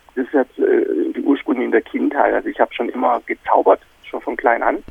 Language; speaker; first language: German; native; German